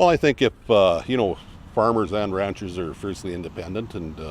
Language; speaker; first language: English; native; English